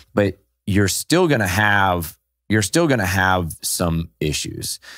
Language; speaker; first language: English; native; English